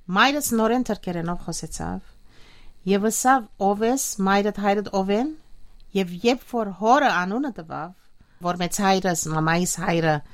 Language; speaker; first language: Armenian; native; Armenian